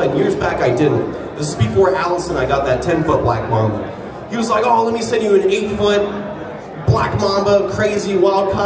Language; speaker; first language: English; native; English